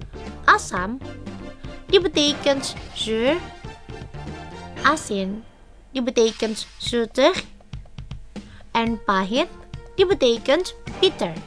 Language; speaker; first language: Dutch; non-native, learner; Indonesian